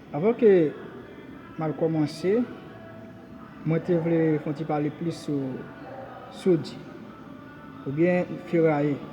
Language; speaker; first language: French; non-native, learner; Haitian Creole